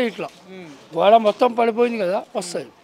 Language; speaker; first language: Telugu; non-native, local second language; Urdu